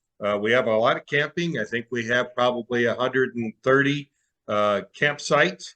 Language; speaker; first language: English; native; English